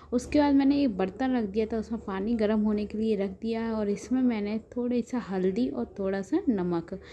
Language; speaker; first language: Hindi; native; Hindi